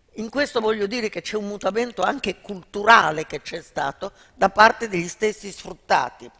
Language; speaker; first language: Italian; native; Italian